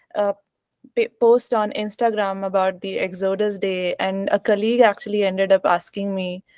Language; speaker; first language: English; non-native, local second language; Hindi